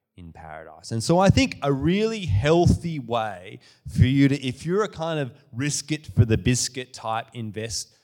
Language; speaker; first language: English; native; English